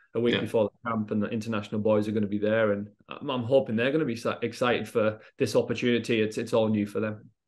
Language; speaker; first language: English; native; English